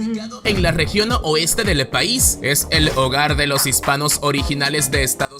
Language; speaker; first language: Spanish; native; Spanish